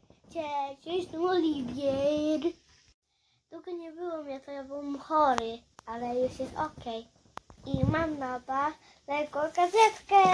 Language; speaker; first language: Polish; early bilingual, heritage; Polish